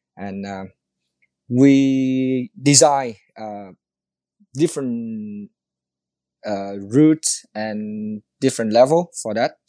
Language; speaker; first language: English; non-native, learner; Vietnamese